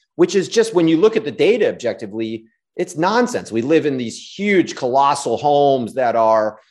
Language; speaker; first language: English; native; English